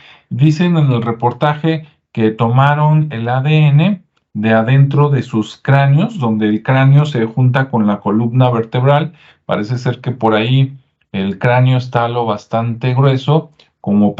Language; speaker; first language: Spanish; native; Spanish